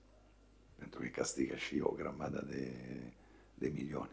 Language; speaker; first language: Romanian; non-native, fluent; Italian